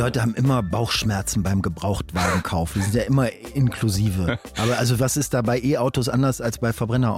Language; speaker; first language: German; native; German